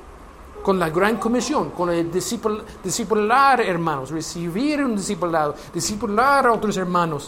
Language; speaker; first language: Spanish; non-native, learner; English